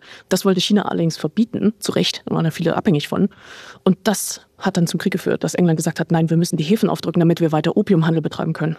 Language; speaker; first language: German; native; German